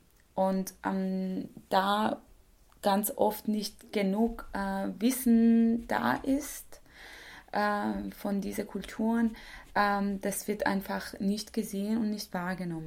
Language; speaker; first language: German; non-native, fluent; Persian